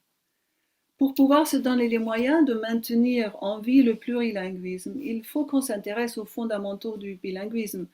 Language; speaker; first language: French; non-native, fluent; German